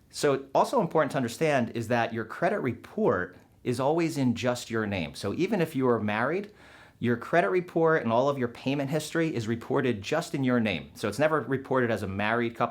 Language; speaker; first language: English; native; English